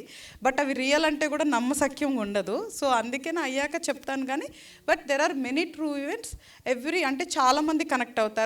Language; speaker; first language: Telugu; native; Telugu